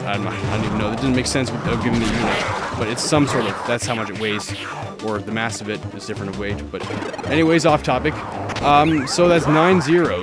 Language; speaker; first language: English; native; English